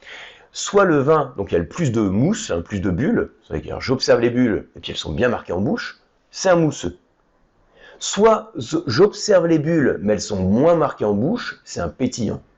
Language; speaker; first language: French; native; French